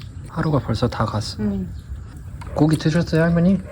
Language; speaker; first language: Korean; native; Korean